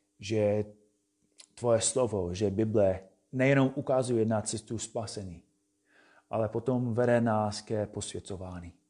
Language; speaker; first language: Czech; non-native, fluent; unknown